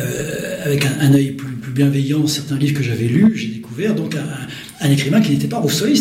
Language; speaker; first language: French; native; French